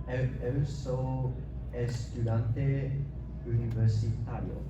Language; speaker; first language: Portuguese; non-native, learner; English